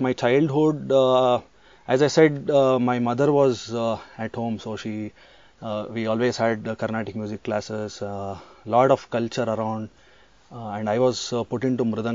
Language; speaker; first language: English; non-native, local second language; Kannada